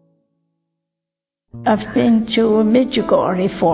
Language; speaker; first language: English; native; English